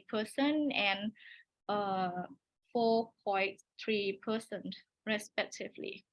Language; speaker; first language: English; non-native, learner; Thai